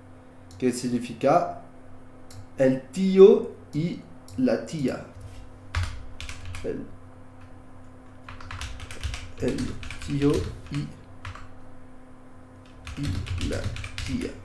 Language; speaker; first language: Spanish; non-native, learner; French